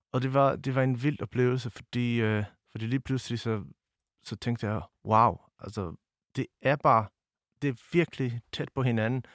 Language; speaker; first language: Danish; non-native, fluent; Polish